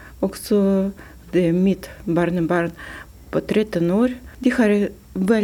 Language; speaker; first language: Norwegian; non-native, learner; Russian